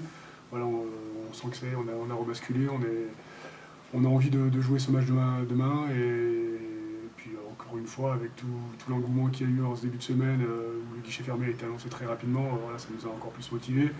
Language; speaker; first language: French; native; French